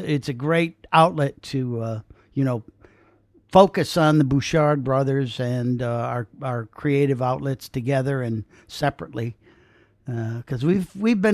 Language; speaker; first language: English; native; English